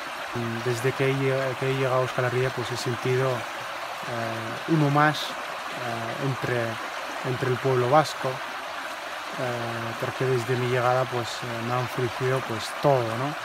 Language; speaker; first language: Spanish; non-native, fluent; Arabic